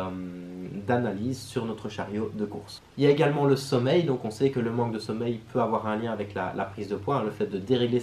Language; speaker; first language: French; native; French